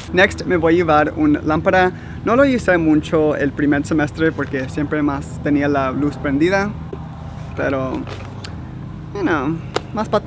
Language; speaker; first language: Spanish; early bilingual, heritage; Spanish